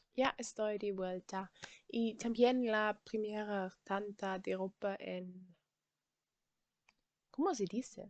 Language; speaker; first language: Spanish; non-native, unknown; German